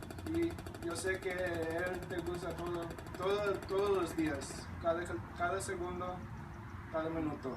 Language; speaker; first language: Spanish; non-native, learner; English